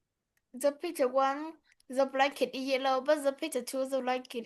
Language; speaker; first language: English; non-native, learner; Vietnamese